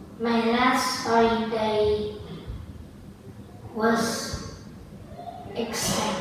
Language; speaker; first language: English; non-native, learner; Vietnamese